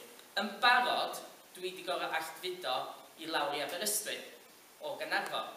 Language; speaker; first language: Welsh; native; Welsh